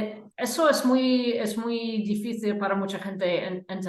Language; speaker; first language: Spanish; non-native, fluent; English